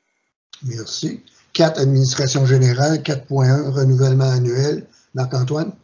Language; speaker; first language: French; native; French